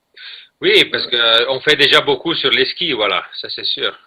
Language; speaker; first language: French; non-native, fluent; Italian